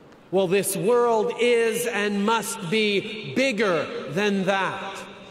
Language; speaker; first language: English; native; English